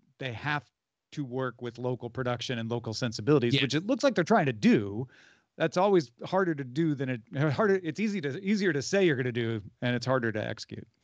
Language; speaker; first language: English; native; English